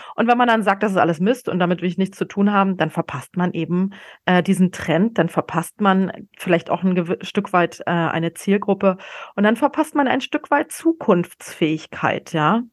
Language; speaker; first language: German; native; German